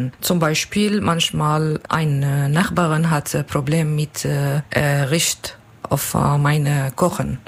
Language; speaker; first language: German; non-native, learner; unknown